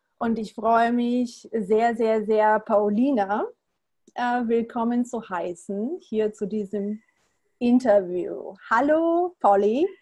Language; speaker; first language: German; non-native, fluent; Bulgarian